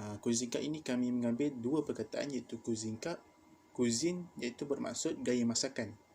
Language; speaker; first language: Malay; native; Malay